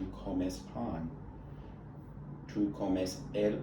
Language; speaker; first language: Spanish; non-native, learner; English